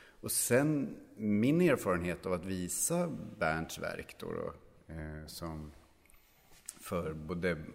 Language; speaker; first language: Swedish; native; Swedish